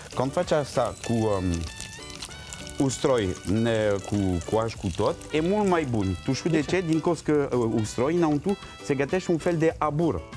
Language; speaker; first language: Romanian; non-native, learner; French